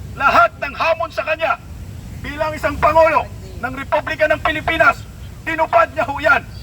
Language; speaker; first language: Filipino; non-native, local second language; Cebuano